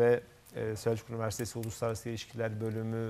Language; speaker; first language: Turkish; native; Turkish